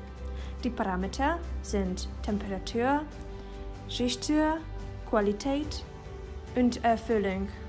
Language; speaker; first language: German; non-native, learner; Polish